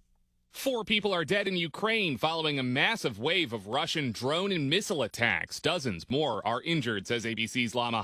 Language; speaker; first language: English; native; English